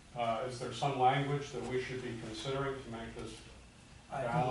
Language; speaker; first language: English; native; English